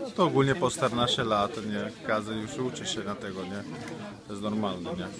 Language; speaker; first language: Polish; non-native, fluent; Italian